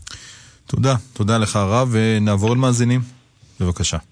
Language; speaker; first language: Hebrew; native; Hebrew